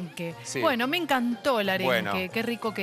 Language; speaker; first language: Spanish; native; Spanish